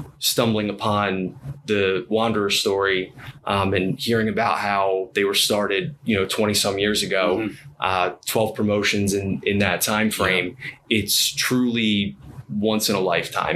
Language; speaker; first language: English; native; English